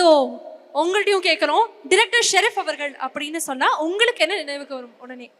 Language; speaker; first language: Tamil; native; Tamil